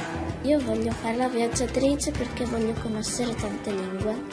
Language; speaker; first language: Italian; early bilingual, other home language; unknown